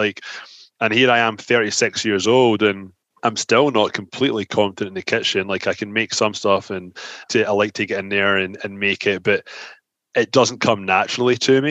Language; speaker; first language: English; native; English